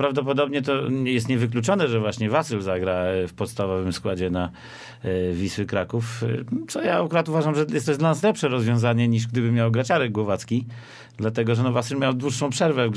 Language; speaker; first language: Polish; native; Polish